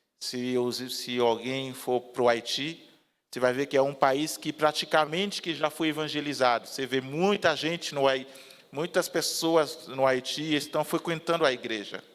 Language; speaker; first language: Portuguese; non-native, fluent; Haitian Creole